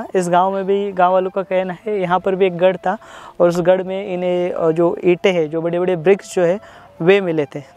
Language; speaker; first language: Hindi; non-native, local second language; Marathi